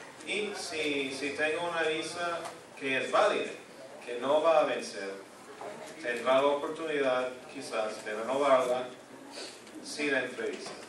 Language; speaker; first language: Spanish; non-native, fluent; English